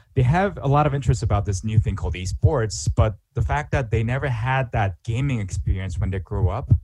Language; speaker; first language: English; non-native, fluent; Korean